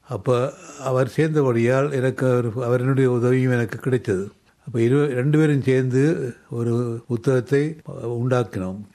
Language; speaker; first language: Tamil; native; Tamil